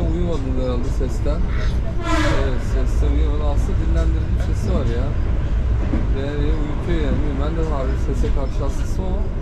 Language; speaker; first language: Turkish; native; Turkish